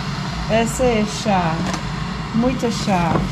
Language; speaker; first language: Portuguese; non-native, fluent; English